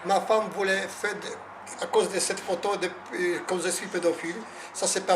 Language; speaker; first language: French; non-native, learner; Polish